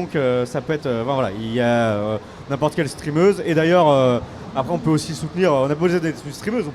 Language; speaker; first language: French; native; French